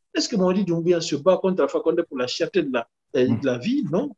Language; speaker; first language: French; non-native, local second language; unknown